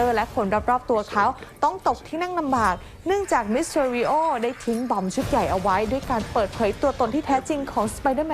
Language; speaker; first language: Thai; native; Thai